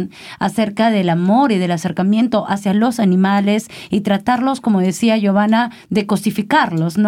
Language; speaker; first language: Spanish; native; Spanish